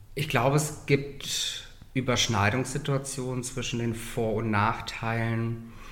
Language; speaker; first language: German; native; German